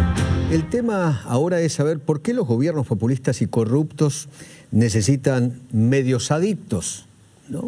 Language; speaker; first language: Spanish; native; Spanish